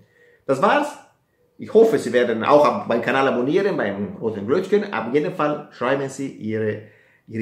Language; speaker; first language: German; non-native, fluent; Italian